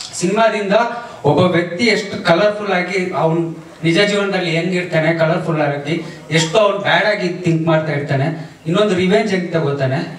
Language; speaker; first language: Kannada; native; Kannada